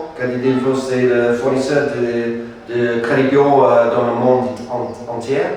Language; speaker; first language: French; non-native, fluent; English